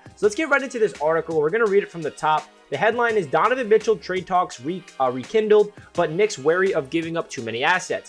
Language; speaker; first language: English; native; English